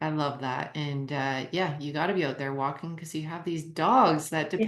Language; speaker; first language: English; native; English